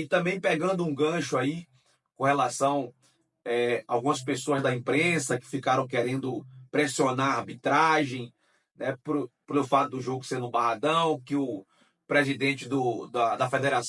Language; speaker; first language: Portuguese; native; Portuguese